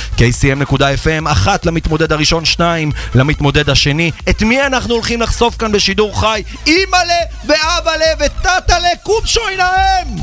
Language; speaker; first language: Hebrew; native; Hebrew